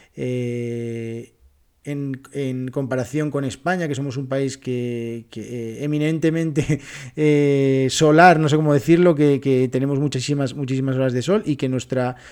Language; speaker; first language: Spanish; native; Spanish